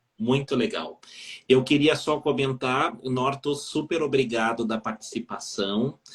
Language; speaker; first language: Portuguese; native; Portuguese